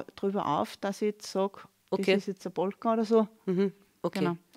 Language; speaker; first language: German; native; German